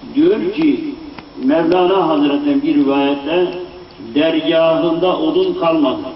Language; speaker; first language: Turkish; native; Turkish